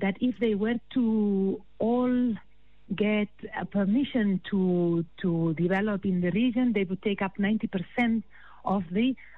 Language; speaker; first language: English; non-native, fluent; Spanish